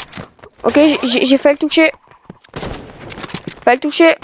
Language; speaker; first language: French; native; French